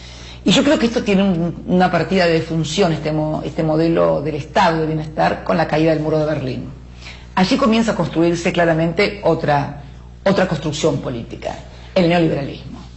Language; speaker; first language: Spanish; native; Spanish